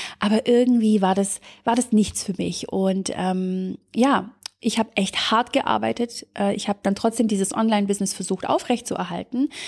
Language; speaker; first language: German; early bilingual, other home language; Serbian